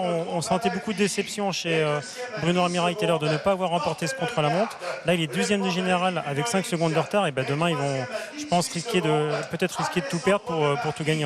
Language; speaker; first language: French; native; French